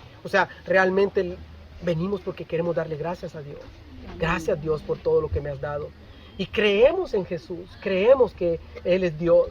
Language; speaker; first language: Spanish; native; Spanish